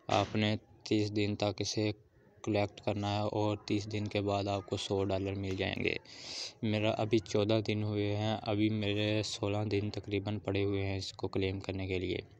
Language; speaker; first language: Urdu; non-native, local second language; Punjabi